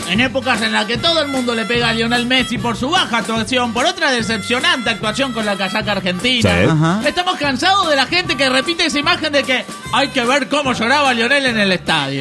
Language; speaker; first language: Spanish; native; Spanish